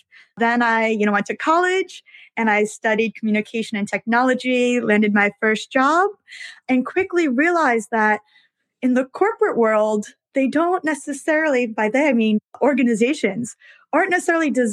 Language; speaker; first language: English; native; English